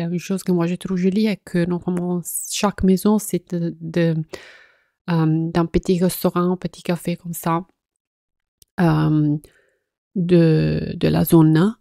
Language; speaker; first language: French; non-native, fluent; Italian